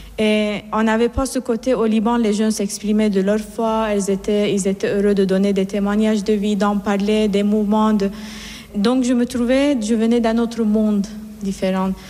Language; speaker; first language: French; non-native, fluent; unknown